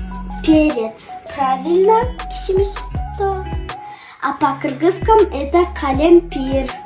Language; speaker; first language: Russian; non-native, local second language; Kyrgyz